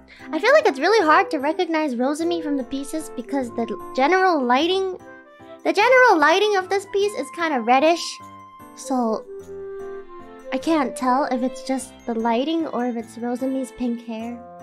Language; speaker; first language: English; native; English